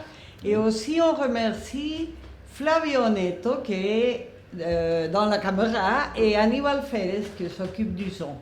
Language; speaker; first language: French; non-native, fluent; Spanish